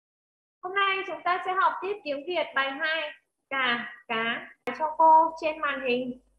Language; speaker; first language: Vietnamese; native; Vietnamese